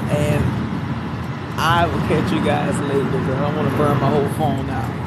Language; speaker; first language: English; native; English